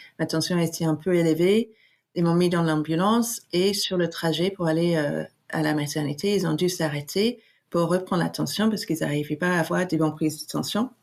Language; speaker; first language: French; non-native, fluent; English